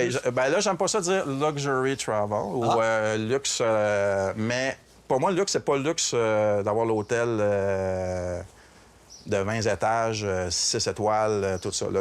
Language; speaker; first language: French; native; French